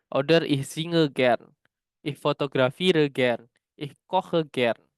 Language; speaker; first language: German; non-native, learner; Indonesian